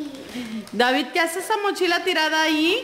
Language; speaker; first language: Spanish; native; Spanish